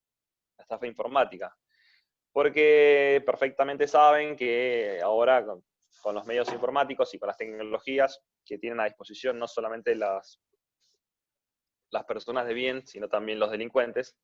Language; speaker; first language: Spanish; native; Spanish